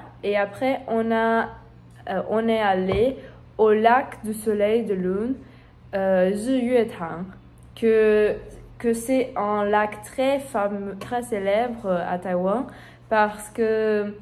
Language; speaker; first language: French; non-native, learner; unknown